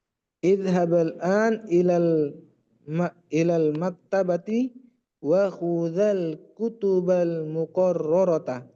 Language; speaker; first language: Arabic; non-native, learner; Indonesian